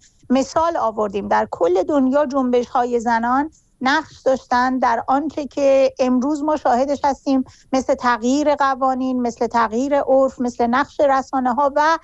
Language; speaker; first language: Persian; native; Persian